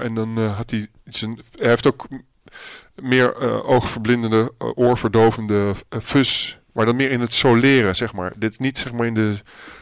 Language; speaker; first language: Dutch; native; Dutch